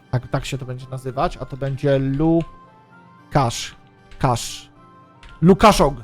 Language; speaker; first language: Polish; native; Polish